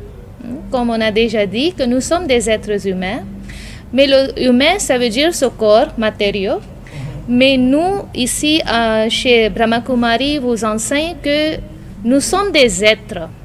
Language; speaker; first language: French; non-native, fluent; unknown